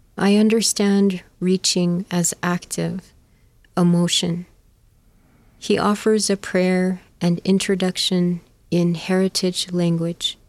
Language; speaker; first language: English; native; English